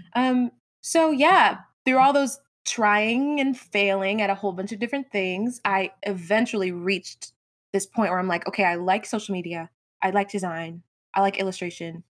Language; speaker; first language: English; native; English